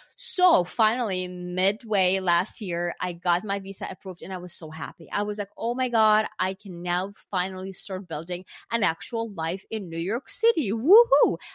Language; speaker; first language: English; non-native, fluent; Finnish